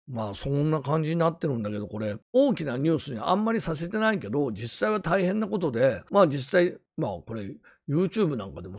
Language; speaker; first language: Japanese; native; Japanese